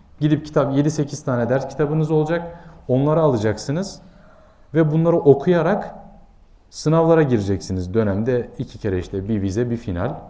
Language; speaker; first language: Turkish; native; Turkish